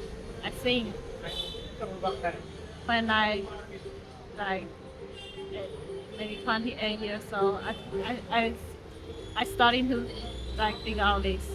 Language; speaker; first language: English; non-native, learner; Chinese